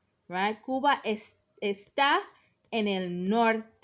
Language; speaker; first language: Spanish; non-native, fluent; English